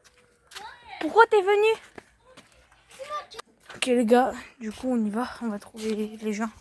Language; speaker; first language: French; native; French